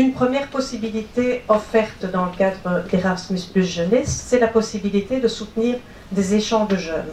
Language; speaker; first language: French; native; French